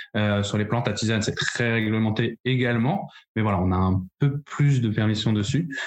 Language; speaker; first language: French; native; French